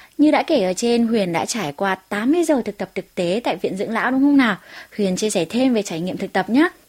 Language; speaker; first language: Vietnamese; native; Vietnamese